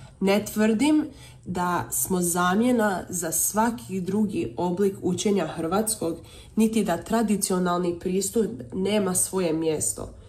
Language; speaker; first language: Serbian; early bilingual, heritage; Croatian